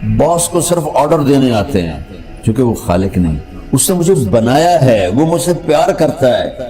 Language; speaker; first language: Urdu; non-native, local second language; Punjabi